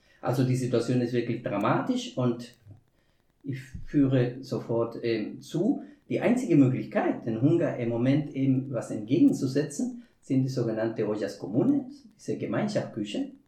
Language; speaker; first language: German; non-native, fluent; Spanish